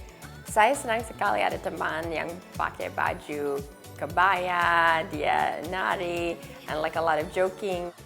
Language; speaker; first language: Indonesian; non-native, learner; English